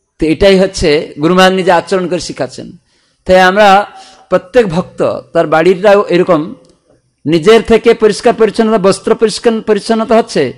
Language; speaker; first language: Bangla; non-native, fluent; Odia